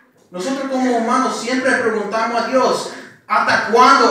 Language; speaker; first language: Spanish; early bilingual, heritage; Spanish